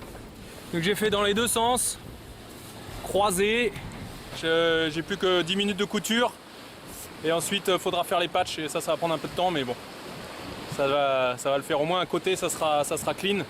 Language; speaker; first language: French; native; French